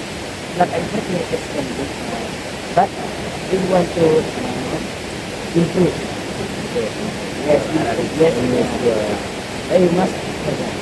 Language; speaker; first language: English; non-native, learner; Indonesian